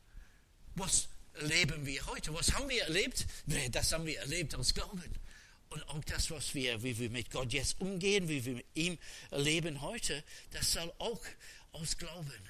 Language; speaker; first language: German; non-native, fluent; English